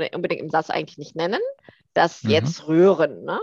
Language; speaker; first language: German; early bilingual, other home language; Korean